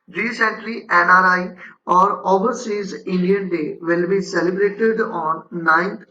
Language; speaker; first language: English; non-native, local second language; Punjabi